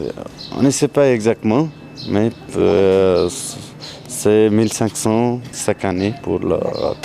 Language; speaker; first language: French; non-native, learner; Nepali